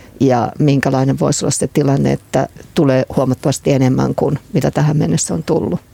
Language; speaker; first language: Finnish; native; Finnish